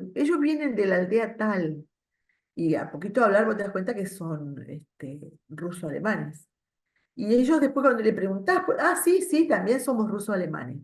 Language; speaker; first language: Spanish; non-native, local second language; German